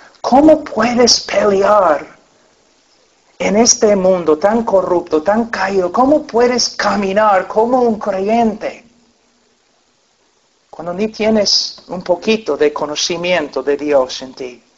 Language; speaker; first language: Spanish; non-native, fluent; English